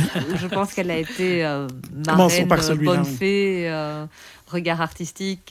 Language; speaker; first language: French; native; French